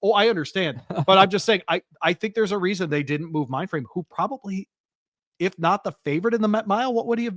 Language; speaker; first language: English; native; English